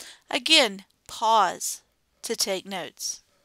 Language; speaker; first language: English; native; English